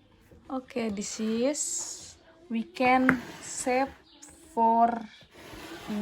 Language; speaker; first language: English; non-native, learner; Indonesian